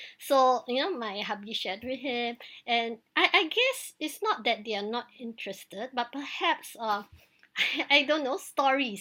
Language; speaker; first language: English; native; English